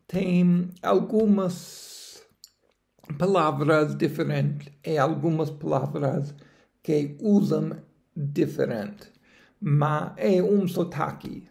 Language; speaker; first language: Portuguese; non-native, learner; English